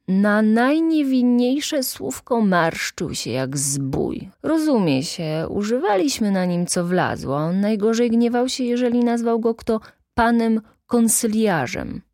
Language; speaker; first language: Polish; native; Polish